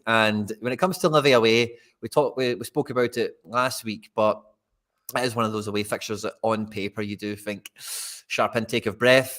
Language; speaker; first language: English; native; English